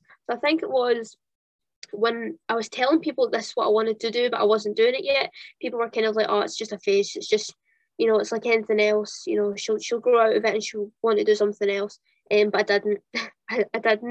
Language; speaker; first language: English; native; English